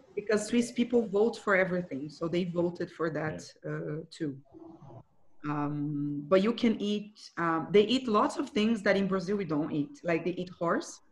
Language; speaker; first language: English; non-native, fluent; Portuguese